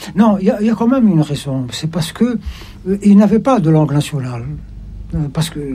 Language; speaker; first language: French; non-native, local second language; Arabic